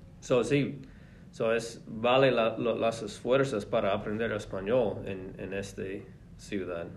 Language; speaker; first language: Spanish; non-native, fluent; English